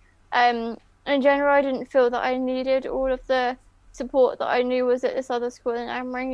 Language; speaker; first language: English; native; English